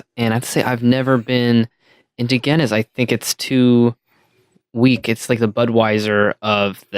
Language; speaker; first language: English; native; English